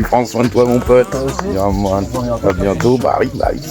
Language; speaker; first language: French; native; French